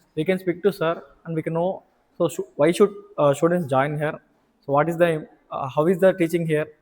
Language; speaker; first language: English; non-native, local second language; Telugu